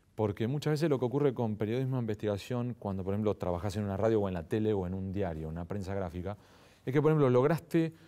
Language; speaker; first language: Spanish; native; Spanish